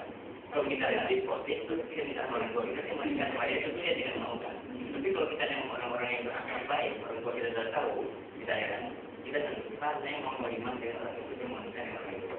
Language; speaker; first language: Indonesian; non-native, learner; Hindi